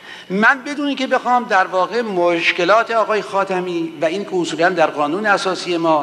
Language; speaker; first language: Persian; native; Persian